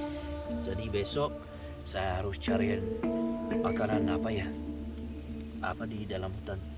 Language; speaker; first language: Indonesian; non-native, fluent; English